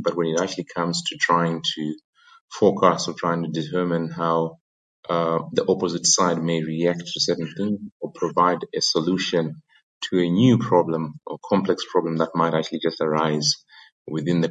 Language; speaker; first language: English; non-native, local second language; Shona